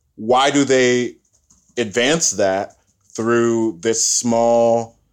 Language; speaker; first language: English; early bilingual, other home language; Yoruba